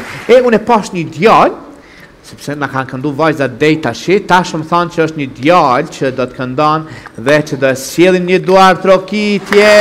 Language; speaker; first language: Albanian; native; Albanian